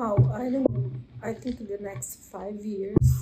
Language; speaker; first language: English; non-native, learner; Portuguese